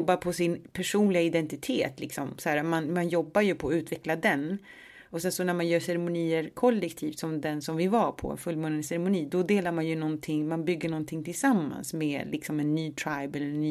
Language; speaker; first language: Swedish; native; Swedish